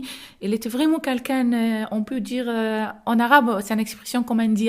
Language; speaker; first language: French; non-native, learner; Arabic